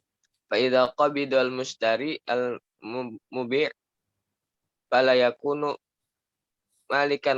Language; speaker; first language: Arabic; non-native, learner; Indonesian